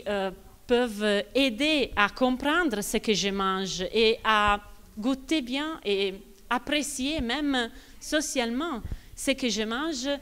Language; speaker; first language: French; non-native, fluent; Italian